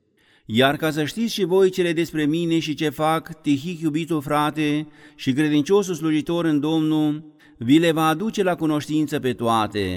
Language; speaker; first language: Romanian; native; Romanian